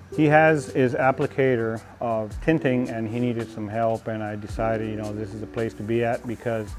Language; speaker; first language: English; native; English